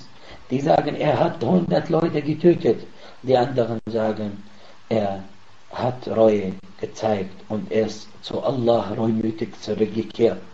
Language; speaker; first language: German; non-native, fluent; Arabic